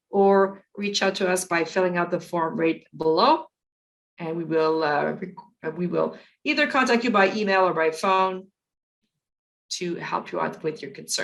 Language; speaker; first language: English; native; English